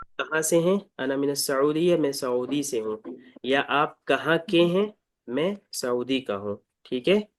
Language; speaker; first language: Urdu; native; Urdu